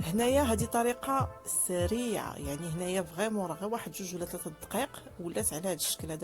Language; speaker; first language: Arabic; native; Arabic